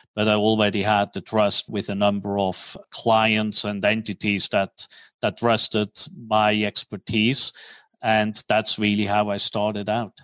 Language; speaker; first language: English; non-native, fluent; German